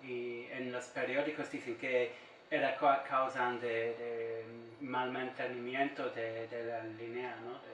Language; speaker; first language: Spanish; non-native, learner; English